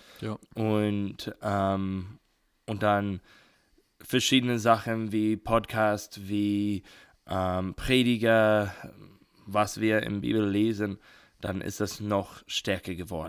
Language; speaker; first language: German; non-native, learner; English